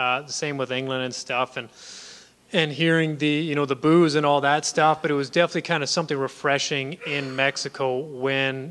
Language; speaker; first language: English; native; English